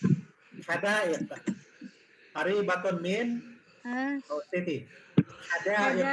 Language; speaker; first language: Arabic; non-native, fluent; Filipino